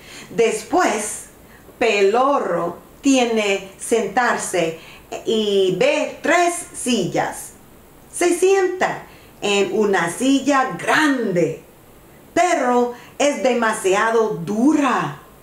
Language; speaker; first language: Spanish; non-native, learner; English